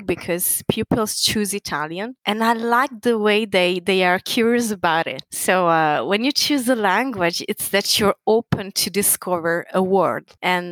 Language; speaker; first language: English; non-native, fluent; Italian